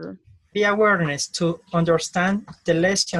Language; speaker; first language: English; non-native, learner; Spanish